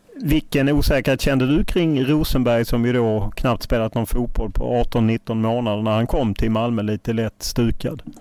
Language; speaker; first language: Swedish; native; Swedish